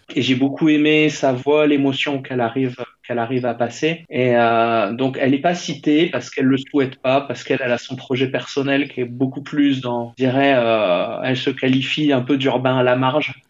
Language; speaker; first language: French; native; French